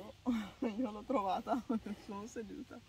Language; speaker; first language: Italian; non-native, learner; Arabic